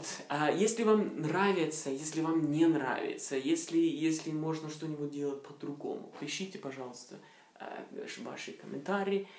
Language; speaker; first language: Russian; non-native, fluent; Norwegian